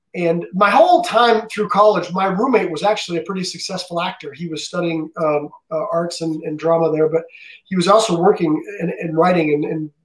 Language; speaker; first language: English; native; English